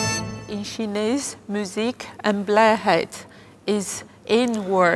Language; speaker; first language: Dutch; non-native, fluent; Chinese